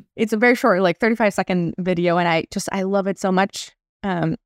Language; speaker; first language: English; non-native, local second language; Hindi